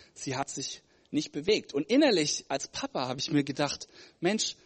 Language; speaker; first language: German; native; German